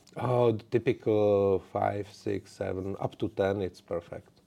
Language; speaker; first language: English; non-native, learner; Czech